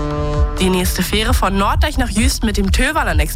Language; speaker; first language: German; native; German